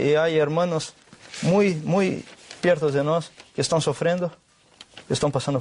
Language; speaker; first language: Spanish; non-native, learner; Portuguese